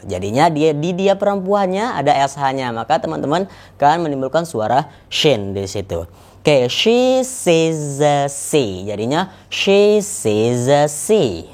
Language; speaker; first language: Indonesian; native; Indonesian